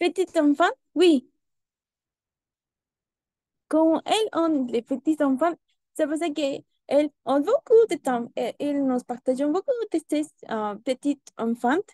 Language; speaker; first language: French; non-native, learner; Spanish